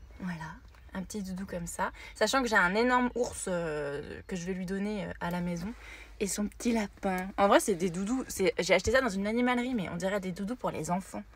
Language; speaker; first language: French; native; French